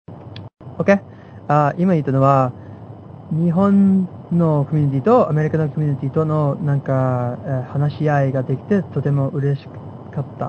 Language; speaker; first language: Japanese; non-native, fluent; English